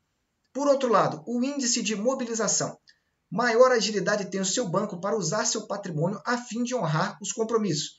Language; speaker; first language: Portuguese; native; Portuguese